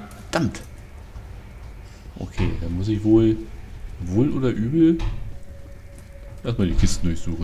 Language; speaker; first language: German; native; German